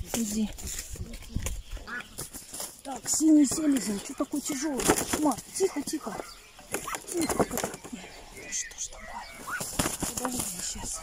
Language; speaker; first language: Russian; native; Russian